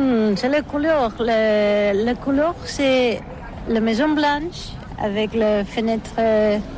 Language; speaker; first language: French; non-native, learner; Catalan